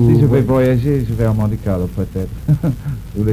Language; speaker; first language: French; non-native, learner; English